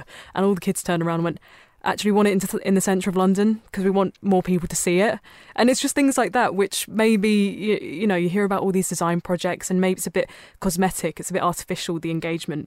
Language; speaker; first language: English; native; English